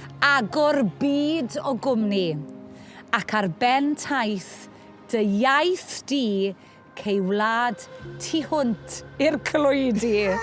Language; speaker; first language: Welsh; native; Welsh